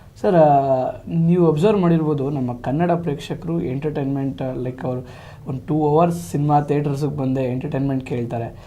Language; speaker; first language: Kannada; native; Kannada